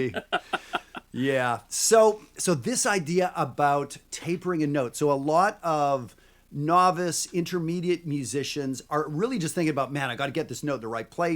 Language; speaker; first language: English; native; English